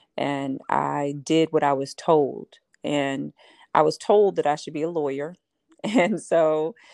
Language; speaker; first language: English; native; English